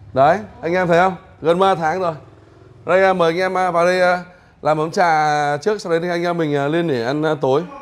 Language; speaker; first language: Vietnamese; native; Vietnamese